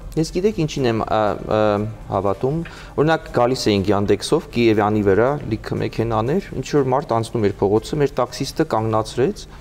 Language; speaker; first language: Armenian; native; Armenian